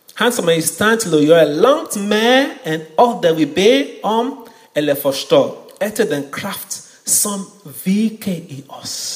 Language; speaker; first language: Norwegian; non-native, fluent; Yoruba